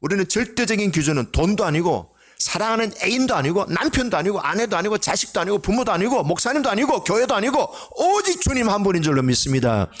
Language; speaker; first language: Korean; native; Korean